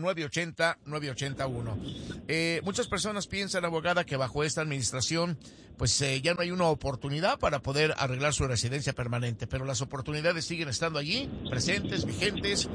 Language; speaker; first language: Spanish; native; Spanish